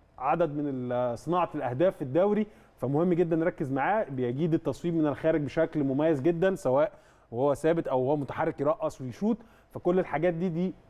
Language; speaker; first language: Arabic; native; Arabic